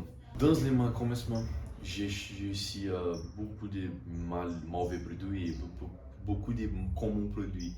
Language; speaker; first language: French; non-native, learner; Portuguese